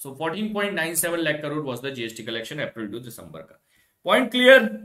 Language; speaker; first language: English; non-native, local second language; Hindi